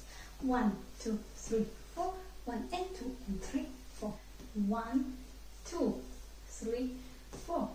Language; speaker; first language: English; non-native, fluent; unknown